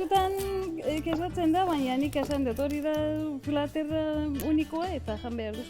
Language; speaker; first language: Basque; non-native, learner; Turkish